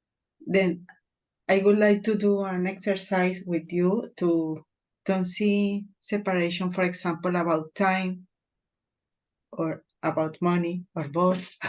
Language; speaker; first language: English; non-native, fluent; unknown